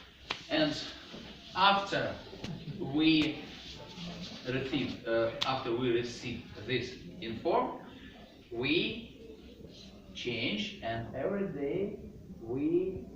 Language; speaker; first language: English; non-native, learner; Russian